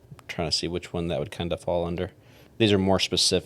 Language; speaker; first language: English; native; English